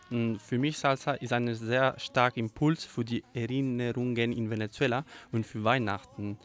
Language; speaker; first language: German; non-native, learner; Spanish